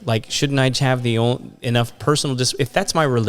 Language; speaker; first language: English; native; English